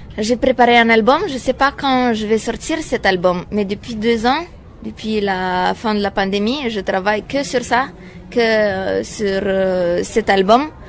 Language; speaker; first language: French; non-native, fluent; Romanian